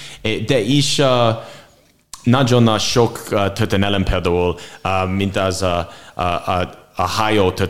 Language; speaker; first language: Hungarian; non-native, learner; English